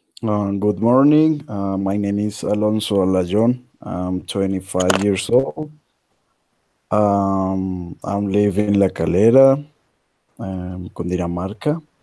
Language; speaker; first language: English; non-native, learner; Spanish